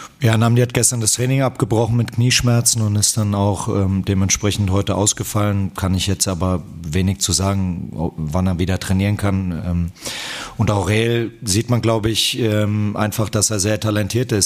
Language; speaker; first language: German; native; German